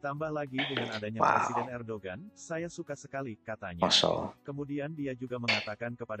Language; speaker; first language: Indonesian; native; Indonesian